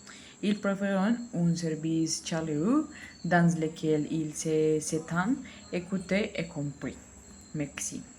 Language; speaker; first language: French; non-native, learner; Spanish